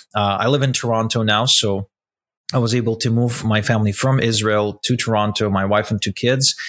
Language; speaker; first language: English; non-native, fluent; Russian